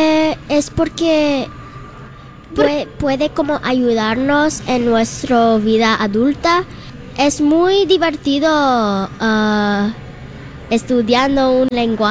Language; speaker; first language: Spanish; non-native, learner; English